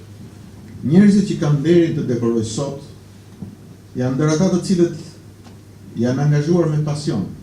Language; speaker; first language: Albanian; native; Albanian